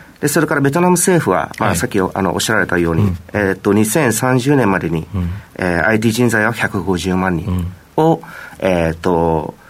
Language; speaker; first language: Japanese; non-native, fluent; Vietnamese